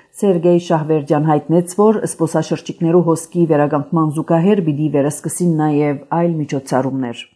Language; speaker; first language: Armenian; native; Armenian